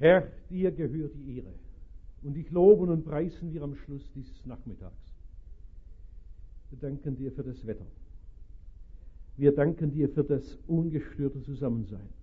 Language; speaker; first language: German; native; German